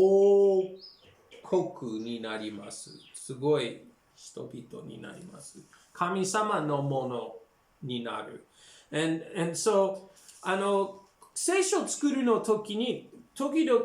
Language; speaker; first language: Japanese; non-native, learner; English